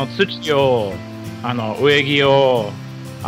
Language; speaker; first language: Japanese; non-native, fluent; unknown